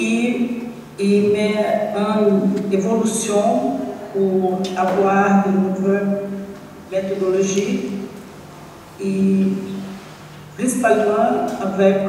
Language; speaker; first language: French; non-native, learner; Portuguese